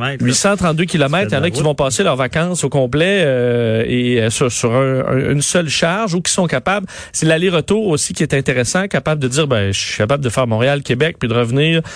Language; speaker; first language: French; native; French